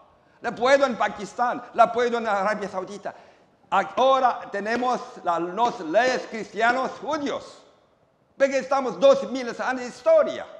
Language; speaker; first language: Spanish; non-native, learner; Romanian